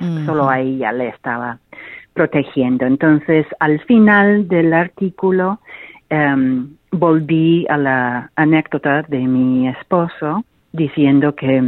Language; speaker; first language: Spanish; non-native, fluent; English